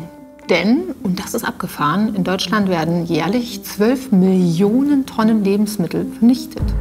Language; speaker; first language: German; native; German